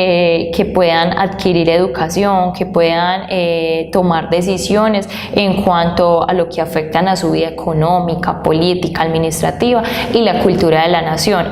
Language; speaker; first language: Spanish; native; Spanish